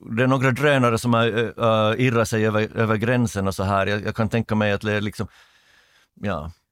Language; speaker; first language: Swedish; native; Swedish